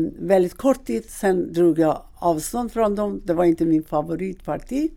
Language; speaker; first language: Swedish; non-native, fluent; Persian